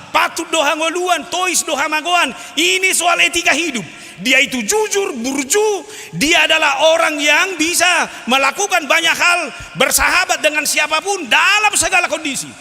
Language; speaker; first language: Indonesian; non-native, local second language; Batak Toba